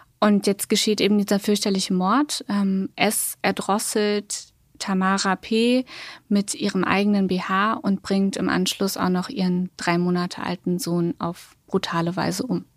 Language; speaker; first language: German; native; German